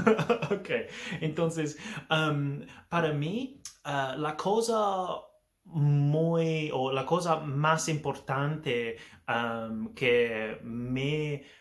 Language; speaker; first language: Spanish; non-native, learner; English